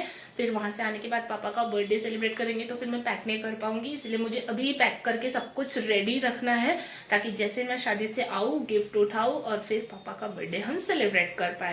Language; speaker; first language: Hindi; native; Hindi